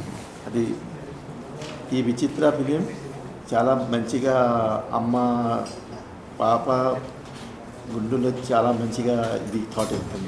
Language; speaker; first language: Telugu; non-native, local second language; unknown